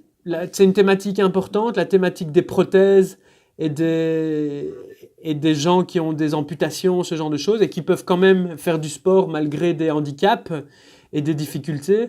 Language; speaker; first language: French; native; French